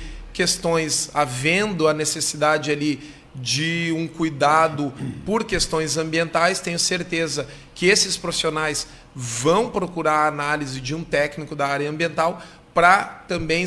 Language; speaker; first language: Portuguese; native; Portuguese